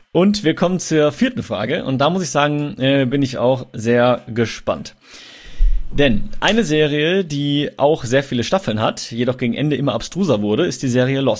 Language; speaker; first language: German; native; German